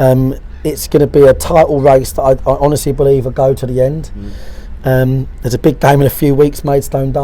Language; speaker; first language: English; native; English